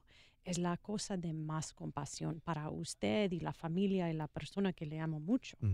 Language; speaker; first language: Spanish; non-native, learner; English